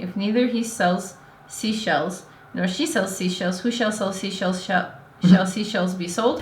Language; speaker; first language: English; native; English